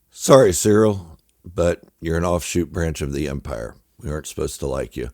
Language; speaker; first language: English; native; English